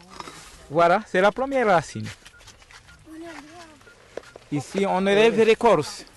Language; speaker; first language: French; non-native, local second language; Kinyarwanda